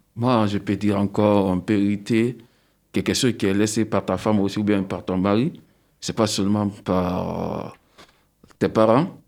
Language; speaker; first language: French; non-native, local second language; Susu